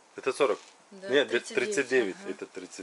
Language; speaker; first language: Russian; non-native, learner; Turkish